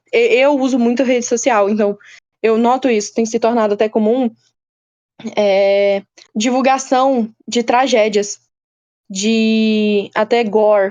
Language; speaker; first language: Portuguese; native; Portuguese